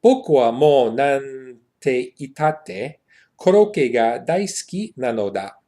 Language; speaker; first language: Japanese; non-native, learner; English